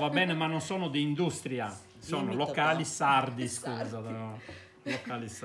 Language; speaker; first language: Italian; native; Italian